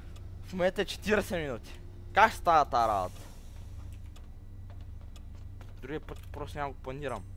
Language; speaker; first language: Bulgarian; native; Bulgarian